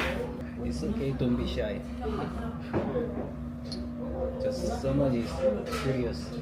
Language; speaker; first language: English; non-native, learner; Korean